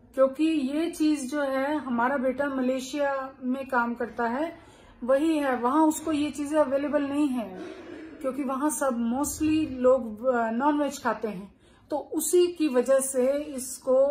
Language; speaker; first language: Hindi; native; Hindi